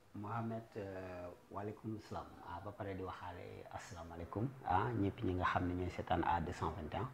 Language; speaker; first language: Wolof; native; Wolof